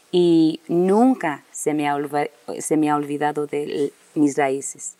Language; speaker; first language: Spanish; early bilingual, heritage; Spanish